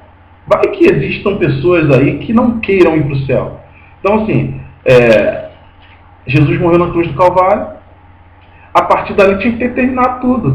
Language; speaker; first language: Portuguese; native; Portuguese